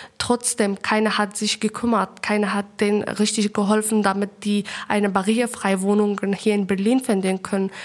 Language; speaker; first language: German; non-native, learner; Persian